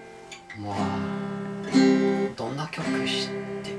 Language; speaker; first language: Japanese; non-native, learner; English